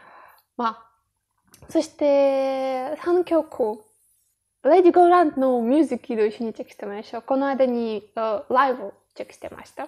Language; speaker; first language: Japanese; non-native, learner; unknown